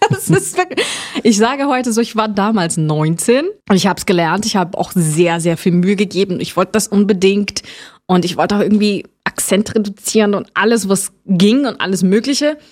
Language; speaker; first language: German; non-native, fluent; Portuguese